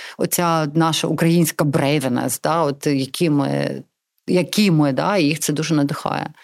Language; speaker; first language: Ukrainian; non-native, local second language; Russian